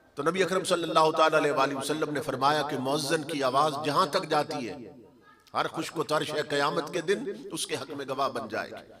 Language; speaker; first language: Urdu; non-native, local second language; Punjabi